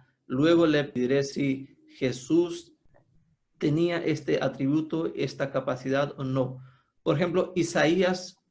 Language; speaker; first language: Spanish; non-native, fluent; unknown